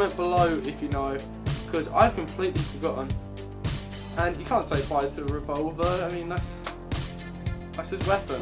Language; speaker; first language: English; native; English